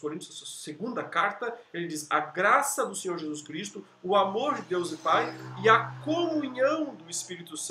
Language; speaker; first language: Portuguese; native; Portuguese